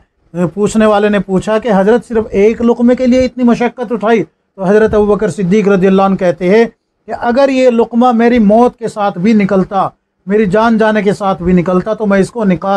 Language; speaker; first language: Urdu; native; Urdu